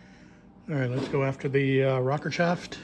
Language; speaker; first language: English; native; English